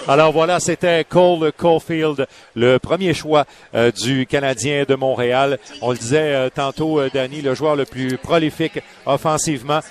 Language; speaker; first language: French; native; French